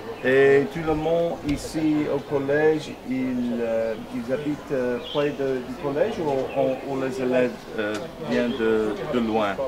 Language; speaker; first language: French; non-native, fluent; English